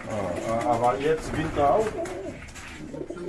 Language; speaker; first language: German; non-native, fluent; Polish